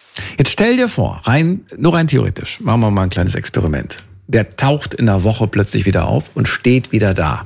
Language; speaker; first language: German; native; German